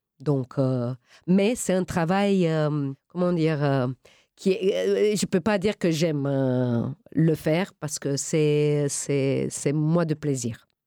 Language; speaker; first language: French; non-native, fluent; Romanian